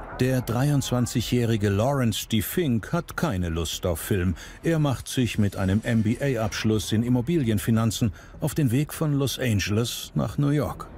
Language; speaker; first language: German; native; German